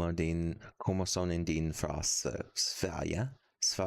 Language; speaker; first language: Norwegian; non-native, learner; English